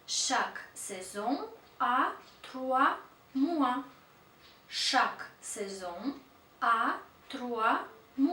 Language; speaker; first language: French; non-native, fluent; Russian